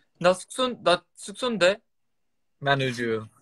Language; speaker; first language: Korean; early bilingual, heritage; Korean